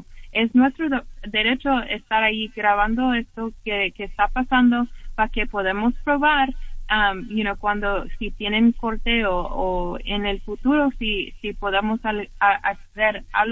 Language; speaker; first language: Spanish; early bilingual, heritage; English